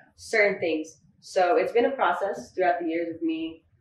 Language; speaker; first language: English; native; English